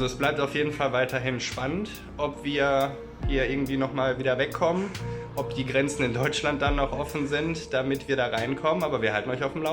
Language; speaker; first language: German; native; German